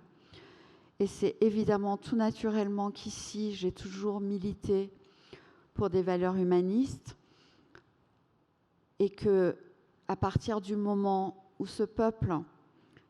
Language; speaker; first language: French; non-native, fluent; Persian